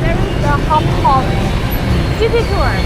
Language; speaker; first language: English; non-native, learner; Indonesian